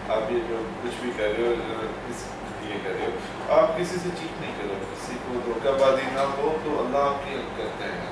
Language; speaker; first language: Urdu; non-native, local second language; Punjabi